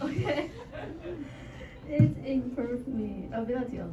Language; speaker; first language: English; non-native, learner; Chinese